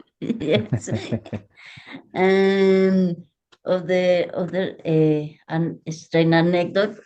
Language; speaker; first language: English; non-native, learner; Spanish